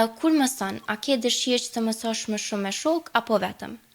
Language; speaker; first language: Albanian; native; Albanian